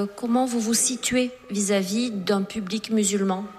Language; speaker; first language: French; native; French